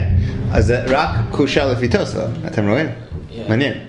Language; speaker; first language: Hebrew; non-native, fluent; English